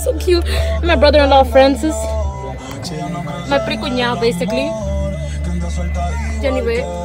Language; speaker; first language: English; early bilingual, other home language; Spanish